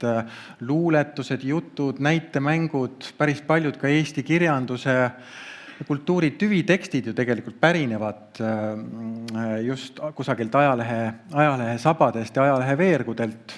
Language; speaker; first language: Estonian; native; Estonian